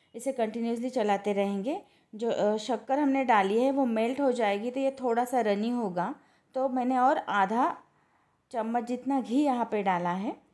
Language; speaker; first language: Hindi; non-native, local second language; Marathi